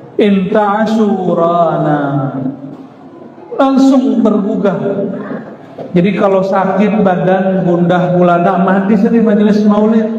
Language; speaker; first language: Indonesian; native; Indonesian